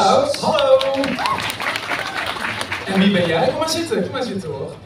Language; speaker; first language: Dutch; native; Dutch